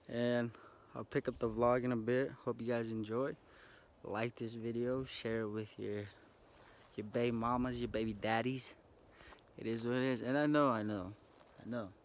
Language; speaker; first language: English; native; English